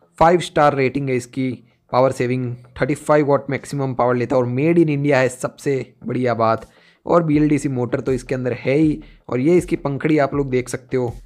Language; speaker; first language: Hindi; native; Hindi